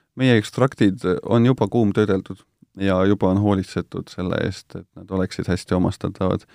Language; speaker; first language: Estonian; native; Estonian